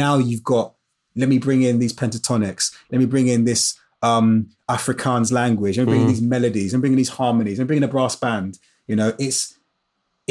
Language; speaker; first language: English; native; English